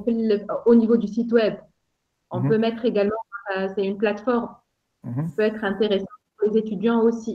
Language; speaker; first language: French; non-native, local second language; Arabic